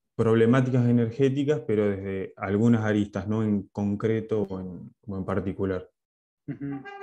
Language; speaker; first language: Spanish; non-native, fluent; French